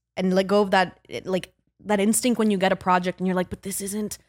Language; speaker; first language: English; early bilingual, other home language; Spanish